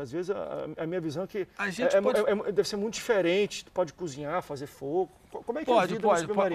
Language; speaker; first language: Portuguese; native; Portuguese